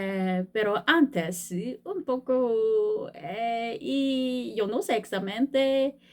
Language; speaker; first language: Spanish; non-native, learner; Korean